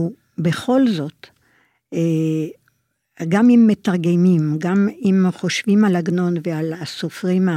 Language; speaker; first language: Hebrew; non-native, fluent; French